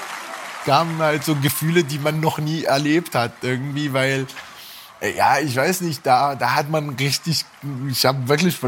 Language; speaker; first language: German; non-native, fluent; Arabic